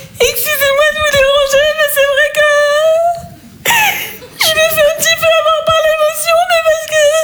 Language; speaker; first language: French; native; French